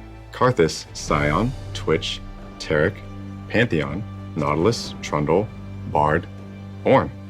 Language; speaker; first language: English; native; English